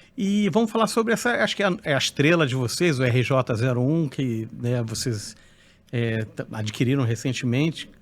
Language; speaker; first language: Portuguese; native; Portuguese